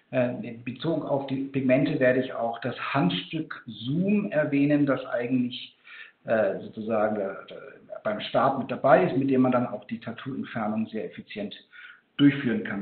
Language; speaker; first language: German; native; German